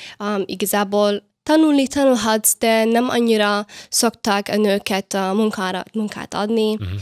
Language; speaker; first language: Hungarian; non-native, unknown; Somali